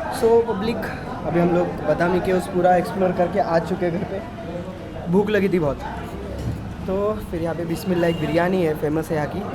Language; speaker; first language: Hindi; non-native, local second language; Marathi